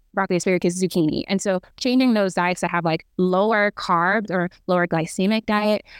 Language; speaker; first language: English; native; English